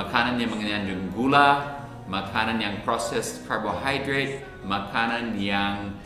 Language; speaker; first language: Indonesian; non-native, fluent; English